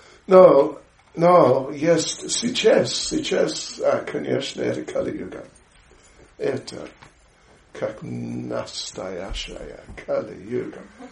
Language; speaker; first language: Russian; non-native, learner; English